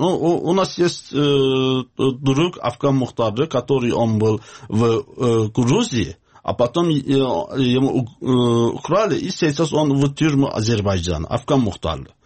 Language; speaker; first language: Russian; non-native, learner; Azerbaijani